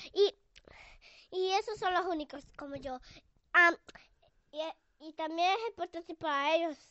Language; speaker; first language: Spanish; early bilingual, heritage; Spanish